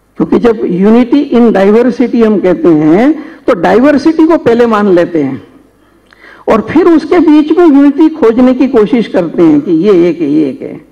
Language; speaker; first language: Hindi; native; Hindi